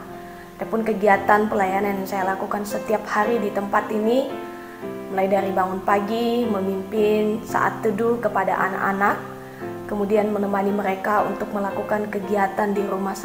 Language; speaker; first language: Indonesian; non-native, local second language; Nias